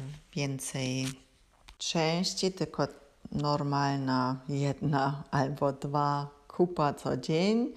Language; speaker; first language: Polish; non-native, learner; German